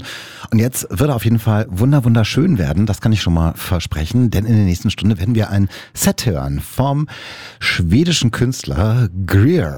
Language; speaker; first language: German; native; German